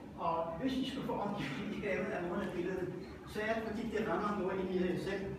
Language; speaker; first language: Danish; non-native, local second language; Faroese